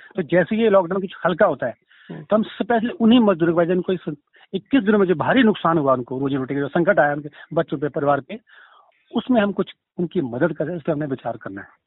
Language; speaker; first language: Hindi; native; Hindi